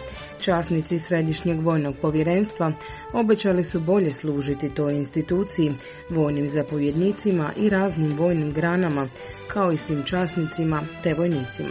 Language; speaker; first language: Croatian; native; Croatian